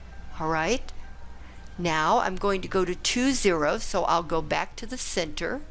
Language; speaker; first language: English; native; English